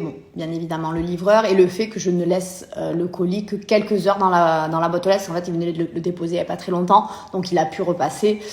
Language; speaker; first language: French; native; French